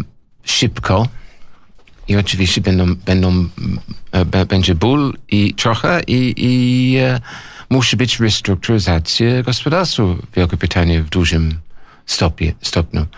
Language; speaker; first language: Polish; non-native, fluent; English